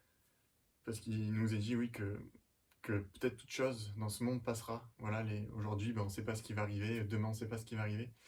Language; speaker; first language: French; native; French